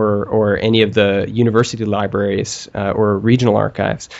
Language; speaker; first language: English; native; English